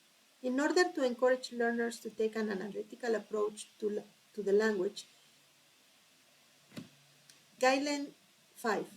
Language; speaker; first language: English; non-native, fluent; Spanish